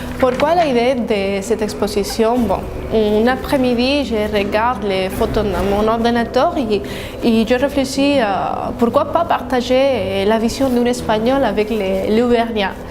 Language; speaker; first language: French; non-native, learner; Spanish